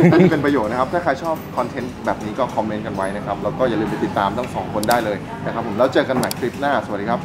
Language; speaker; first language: Thai; native; Thai